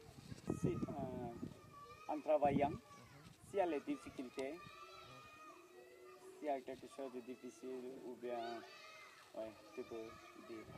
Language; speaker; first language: French; non-native, learner; Korean